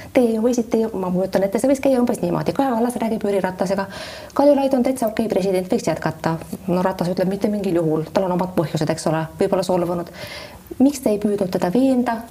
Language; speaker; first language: Estonian; native; Estonian